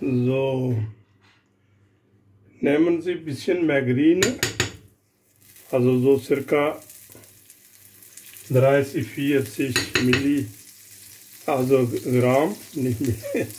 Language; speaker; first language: German; non-native, learner; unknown